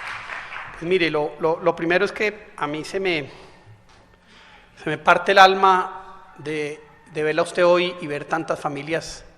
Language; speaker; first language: Spanish; native; Spanish